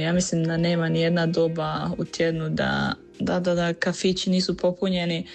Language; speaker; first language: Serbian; early bilingual, heritage; Croatian